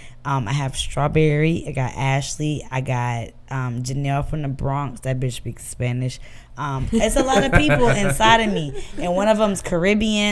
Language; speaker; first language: English; native; English